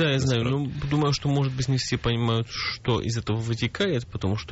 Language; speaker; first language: Ukrainian; non-native, learner; Polish